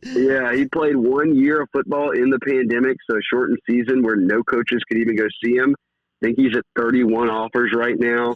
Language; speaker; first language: English; native; English